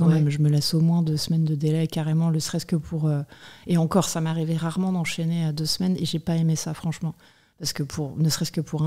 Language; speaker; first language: French; native; French